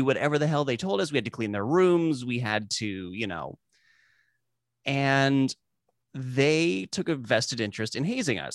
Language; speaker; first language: English; native; English